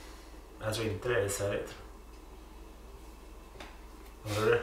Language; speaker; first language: Swedish; native; Swedish